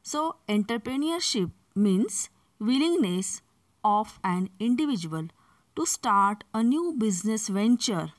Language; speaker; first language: English; non-native, local second language; Marathi